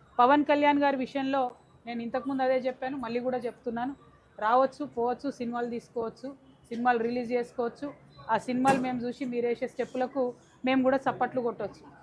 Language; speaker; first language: Telugu; native; Telugu